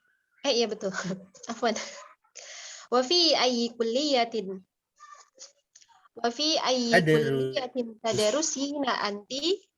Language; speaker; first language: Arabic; non-native, learner; Indonesian